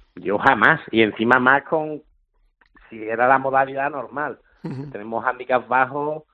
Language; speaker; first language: Spanish; native; Spanish